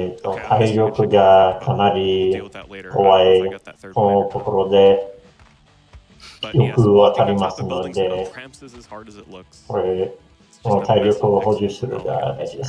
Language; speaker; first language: Japanese; non-native, fluent; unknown